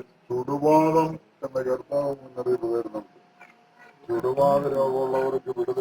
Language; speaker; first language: Malayalam; native; Malayalam